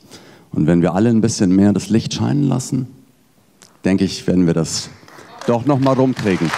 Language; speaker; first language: German; native; German